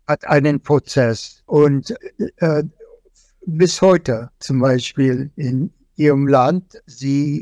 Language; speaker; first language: German; non-native, fluent; English